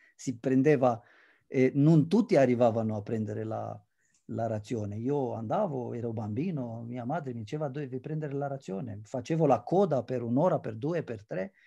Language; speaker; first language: Italian; non-native, fluent; Romanian